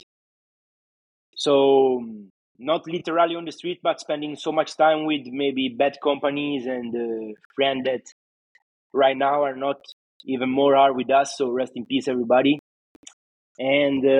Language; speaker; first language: English; non-native, fluent; Italian